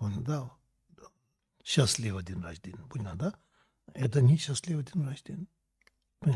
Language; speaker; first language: Russian; non-native, learner; Tibetan